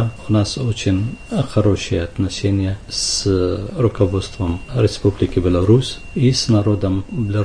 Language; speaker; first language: Russian; non-native, fluent; Arabic